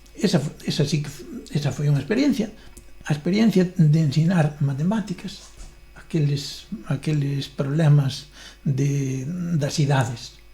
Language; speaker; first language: Galician; native; Galician